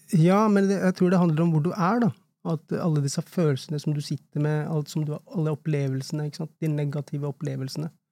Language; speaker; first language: Norwegian; early bilingual, other home language; Urdu